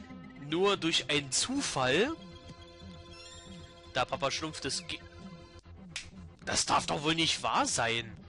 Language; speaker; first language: German; native; German